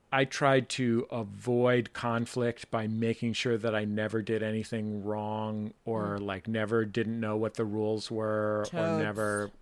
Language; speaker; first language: English; native; English